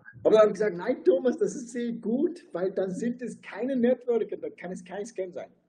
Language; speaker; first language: German; non-native, fluent; Turkish